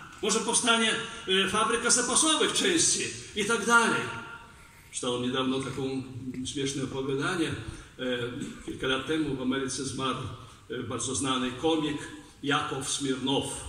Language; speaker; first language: Polish; non-native, fluent; Belarusian